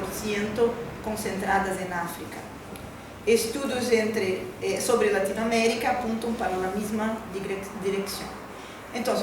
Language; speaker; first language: Spanish; non-native, fluent; Portuguese